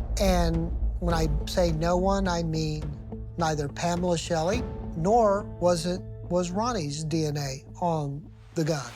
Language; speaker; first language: English; native; English